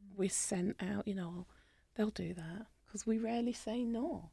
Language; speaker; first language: English; native; English